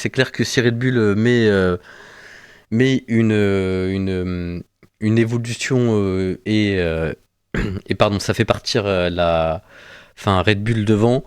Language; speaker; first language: French; native; French